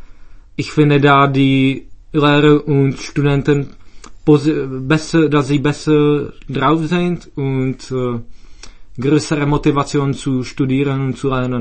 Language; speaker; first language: German; non-native, fluent; Czech